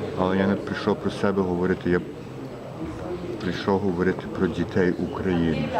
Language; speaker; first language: Ukrainian; early bilingual, heritage; Ukrainian